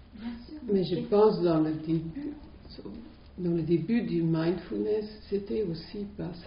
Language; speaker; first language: French; non-native, fluent; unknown